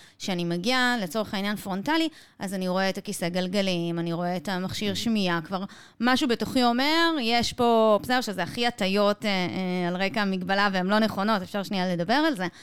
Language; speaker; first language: Hebrew; native; Hebrew